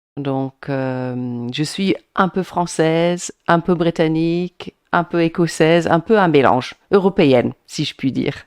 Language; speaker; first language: French; non-native, fluent; English